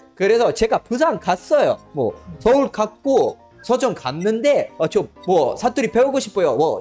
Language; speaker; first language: Korean; non-native, fluent; Spanish